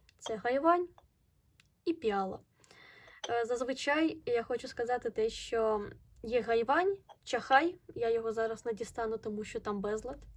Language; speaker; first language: Ukrainian; non-native, local second language; Russian